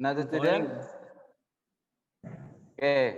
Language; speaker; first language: English; non-native, learner; Indonesian